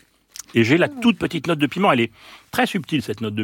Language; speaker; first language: French; native; French